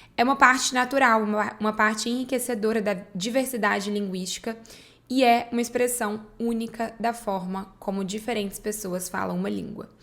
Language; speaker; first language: Portuguese; native; Portuguese